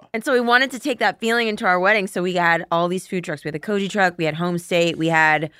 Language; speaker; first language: English; native; English